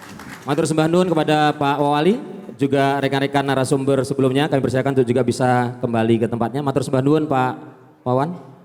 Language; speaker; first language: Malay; non-native, local second language; Javanese